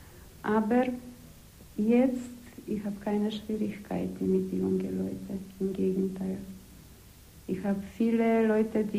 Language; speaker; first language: German; non-native, fluent; Polish